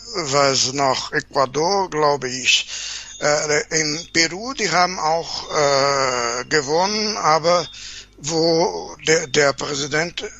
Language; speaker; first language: German; non-native, fluent; Portuguese